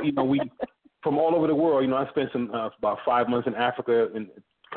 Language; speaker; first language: English; early bilingual, other home language; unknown